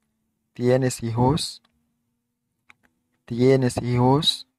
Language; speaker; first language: Spanish; non-native, learner; Haitian Creole